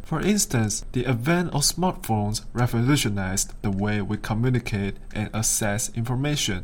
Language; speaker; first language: English; non-native, fluent; Chinese